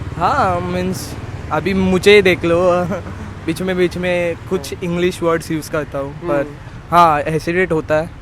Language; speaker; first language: Hindi; native; Hindi